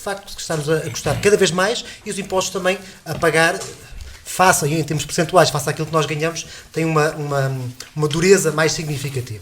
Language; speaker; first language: Portuguese; native; Portuguese